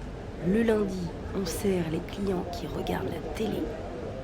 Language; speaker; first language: French; native; French